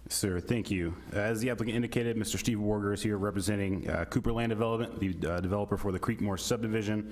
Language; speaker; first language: English; native; English